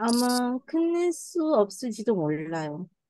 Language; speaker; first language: Korean; non-native, learner; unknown